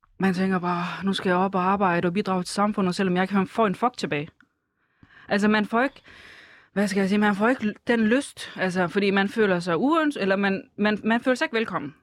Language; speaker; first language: Danish; early bilingual, other home language; Turkish